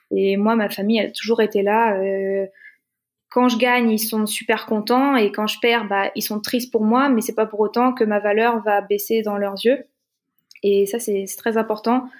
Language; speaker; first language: French; native; French